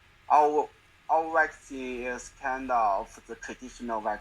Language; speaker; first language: English; non-native, learner; Chinese